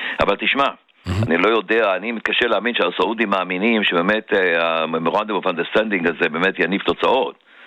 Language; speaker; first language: Hebrew; native; Hebrew